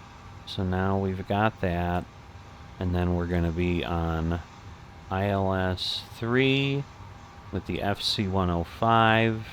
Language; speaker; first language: English; native; English